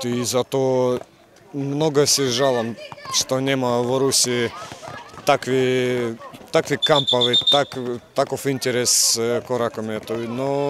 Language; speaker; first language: Macedonian; non-native, learner; Russian